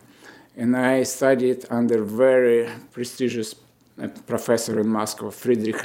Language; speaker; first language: English; non-native, fluent; Romanian